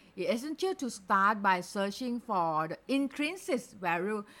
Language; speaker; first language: English; non-native, learner; Thai